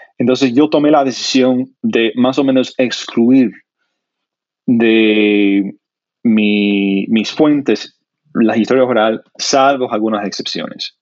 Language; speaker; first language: Spanish; non-native, fluent; English